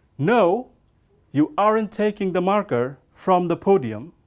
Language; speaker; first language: English; non-native, local second language; Bangla